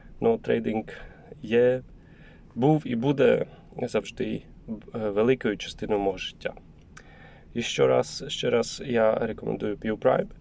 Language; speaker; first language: Ukrainian; non-native, learner; Polish